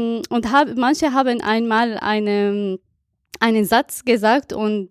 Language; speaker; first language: German; non-native, fluent; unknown